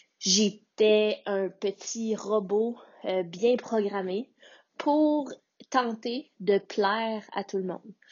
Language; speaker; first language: French; native; French